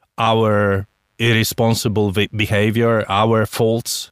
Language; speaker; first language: English; non-native, fluent; Polish